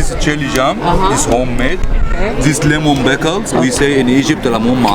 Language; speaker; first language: English; non-native, learner; Arabic